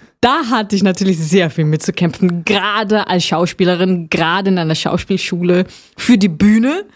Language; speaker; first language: German; non-native, fluent; Portuguese